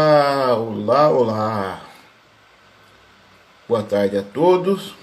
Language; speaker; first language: Portuguese; native; Portuguese